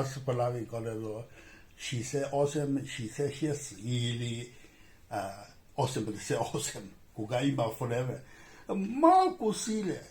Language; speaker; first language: Bulgarian; non-native, learner; Chinese